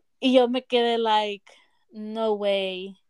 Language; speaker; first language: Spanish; early bilingual, heritage; Spanish